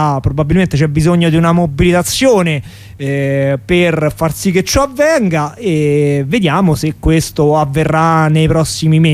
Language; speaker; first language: Italian; native; Italian